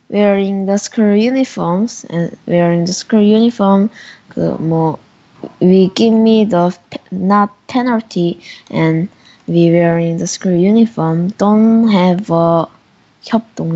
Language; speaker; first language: English; non-native, learner; Korean